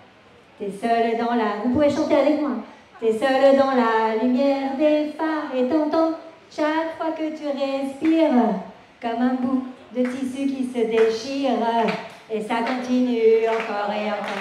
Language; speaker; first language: French; native; French